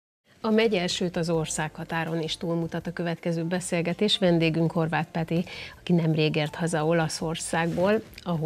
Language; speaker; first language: Hungarian; native; Hungarian